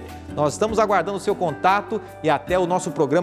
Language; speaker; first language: Portuguese; native; Portuguese